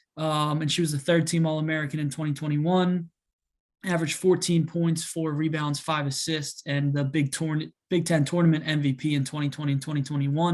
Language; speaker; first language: English; native; English